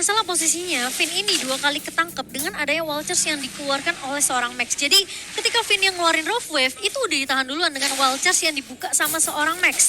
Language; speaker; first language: Indonesian; native; Indonesian